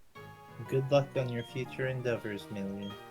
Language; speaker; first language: English; native; English